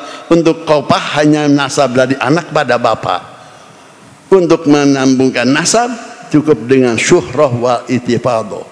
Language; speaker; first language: Indonesian; native; Indonesian